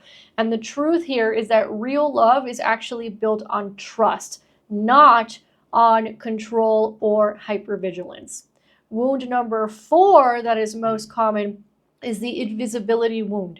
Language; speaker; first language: English; native; English